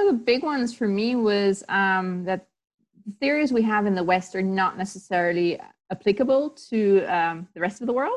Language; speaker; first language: English; non-native, local second language; German